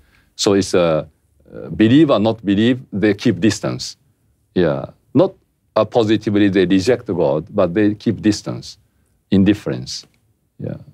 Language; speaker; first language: English; non-native, fluent; Japanese